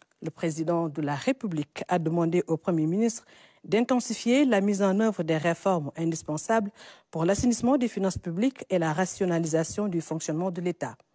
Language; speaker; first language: French; non-native, local second language; Wolof